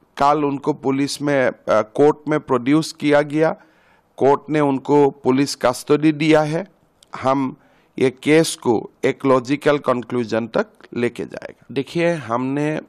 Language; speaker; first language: Hindi; non-native, local second language; Assamese